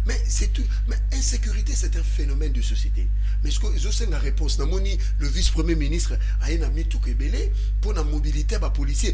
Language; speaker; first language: French; non-native, local second language; Lingala